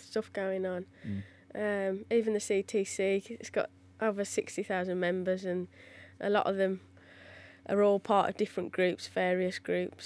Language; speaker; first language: English; native; English